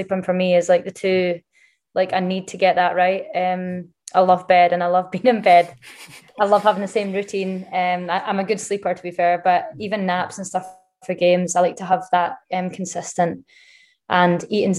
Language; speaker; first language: English; native; English